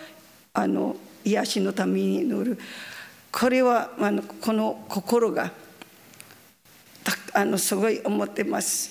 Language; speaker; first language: Japanese; non-native, learner; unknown